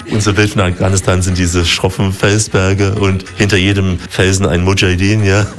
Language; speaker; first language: German; native; German